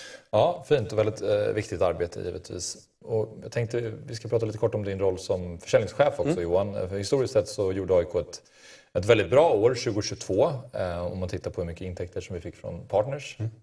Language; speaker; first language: Swedish; native; Swedish